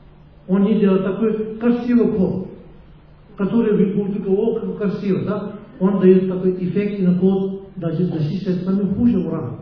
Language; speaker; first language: Russian; non-native, learner; Tibetan